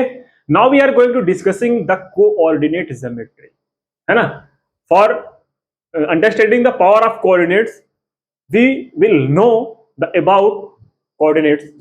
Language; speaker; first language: Hindi; native; Hindi